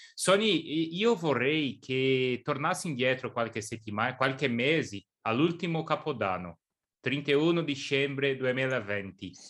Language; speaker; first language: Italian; non-native, learner; Portuguese